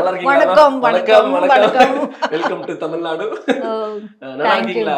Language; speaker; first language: Tamil; native; Tamil